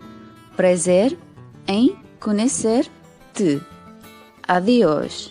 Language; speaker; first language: Portuguese; non-native, fluent; Nepali